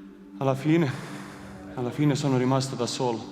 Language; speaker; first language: Italian; non-native, fluent; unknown